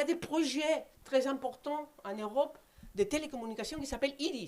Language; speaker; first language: French; non-native, fluent; Spanish